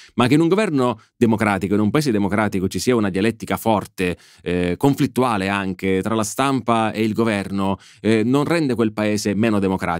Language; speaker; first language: Italian; native; Italian